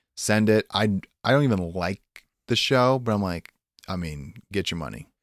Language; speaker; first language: English; native; English